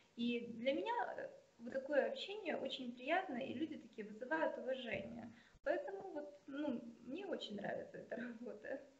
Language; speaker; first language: Russian; non-native, local second language; Ukrainian